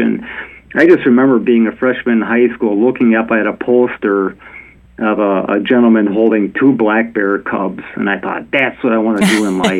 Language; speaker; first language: English; native; English